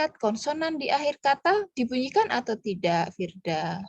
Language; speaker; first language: Indonesian; native; Indonesian